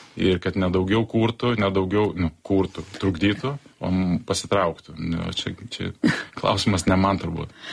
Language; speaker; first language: Lithuanian; early bilingual, heritage; Lithuanian